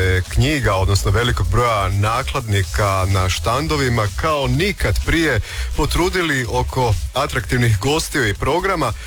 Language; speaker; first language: Serbian; native; Serbian